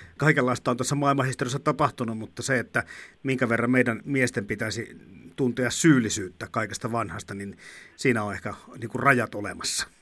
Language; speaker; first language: Finnish; native; Finnish